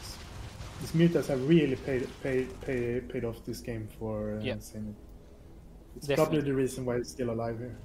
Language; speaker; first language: English; non-native, fluent; Swedish